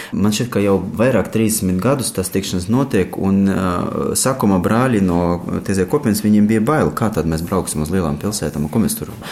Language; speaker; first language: Latvian; non-native, fluent; Russian